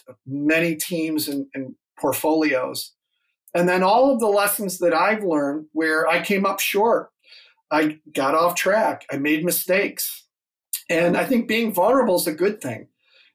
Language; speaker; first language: English; native; English